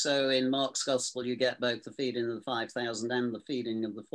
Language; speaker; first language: English; native; English